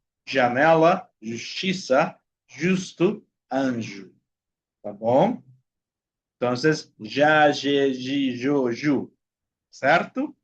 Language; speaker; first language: Portuguese; non-native, fluent; Spanish